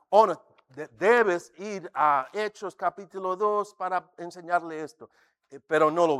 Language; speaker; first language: Spanish; non-native, fluent; English